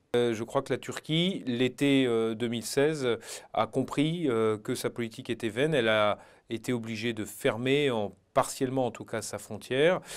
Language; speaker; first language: French; native; French